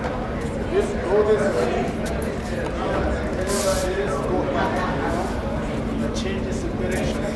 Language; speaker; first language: English; non-native, learner; Spanish